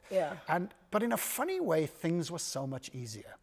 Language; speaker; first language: English; native; English